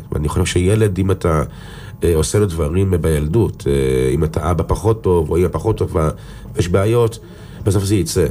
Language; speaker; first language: Hebrew; native; Hebrew